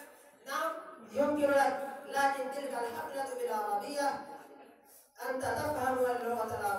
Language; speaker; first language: Arabic; non-native, learner; Urdu